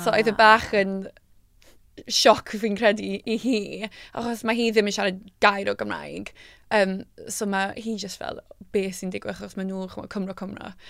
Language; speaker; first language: Welsh; non-native, local second language; English